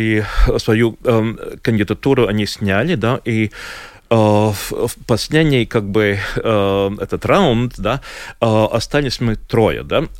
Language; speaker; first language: Russian; non-native, local second language; Latvian